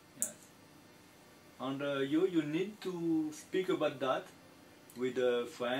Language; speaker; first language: English; non-native, learner; French